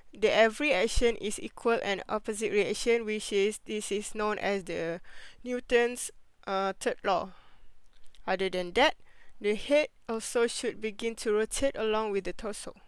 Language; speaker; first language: English; non-native, fluent; Malay